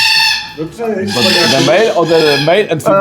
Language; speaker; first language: English; non-native, learner; Polish